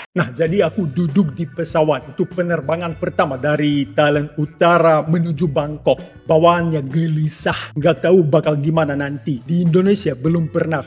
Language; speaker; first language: Indonesian; non-native, fluent; Russian